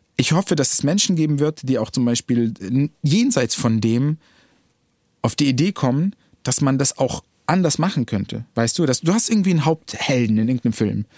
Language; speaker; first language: German; early bilingual, other home language; Arabic